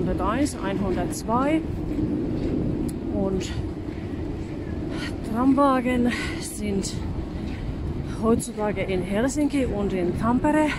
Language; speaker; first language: German; non-native, fluent; Finnish